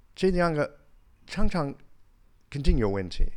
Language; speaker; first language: Chinese; non-native, fluent; English